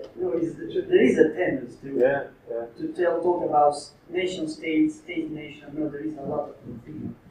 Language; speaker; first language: English; non-native, fluent; Italian